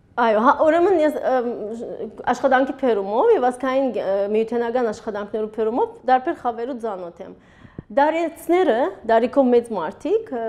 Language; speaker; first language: Armenian; early bilingual, heritage; Armenian